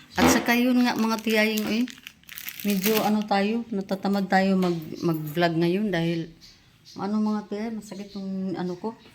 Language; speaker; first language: Filipino; non-native, local second language; Cebuano